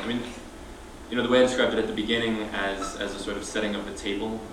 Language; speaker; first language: English; native; English